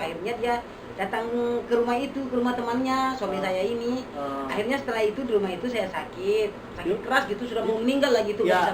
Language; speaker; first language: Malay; non-native, local second language; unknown